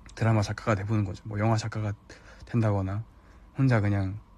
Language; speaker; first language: Korean; native; Korean